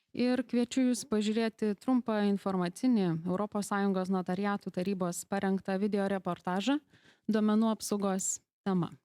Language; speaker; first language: Lithuanian; native; Lithuanian